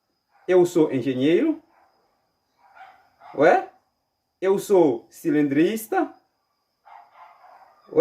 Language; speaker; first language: Portuguese; non-native, fluent; Haitian Creole